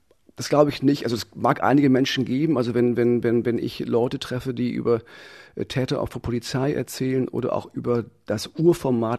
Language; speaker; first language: German; native; German